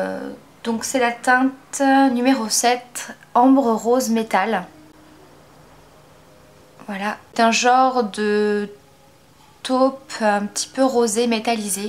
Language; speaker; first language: French; native; French